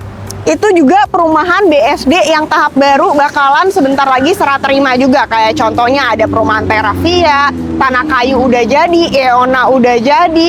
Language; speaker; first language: Indonesian; native; Indonesian